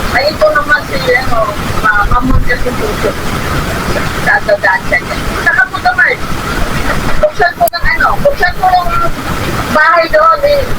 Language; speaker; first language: Filipino; non-native, local second language; Pampanga